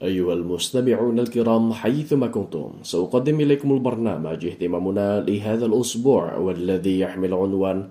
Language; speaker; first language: Arabic; non-native, fluent; Indonesian